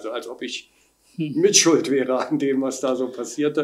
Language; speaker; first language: German; native; German